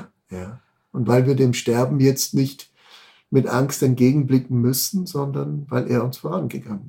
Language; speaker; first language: German; native; German